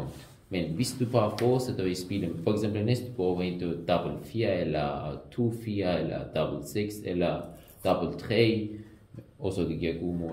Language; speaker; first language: Danish; non-native, learner; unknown